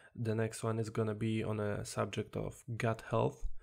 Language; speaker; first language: English; non-native, fluent; Polish